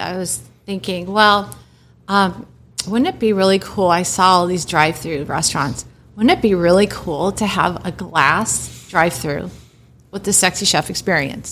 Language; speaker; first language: English; native; English